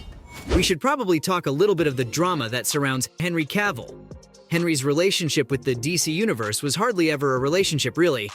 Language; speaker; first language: English; native; English